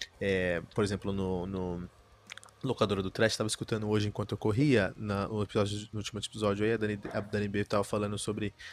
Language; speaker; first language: Portuguese; early bilingual, heritage; Portuguese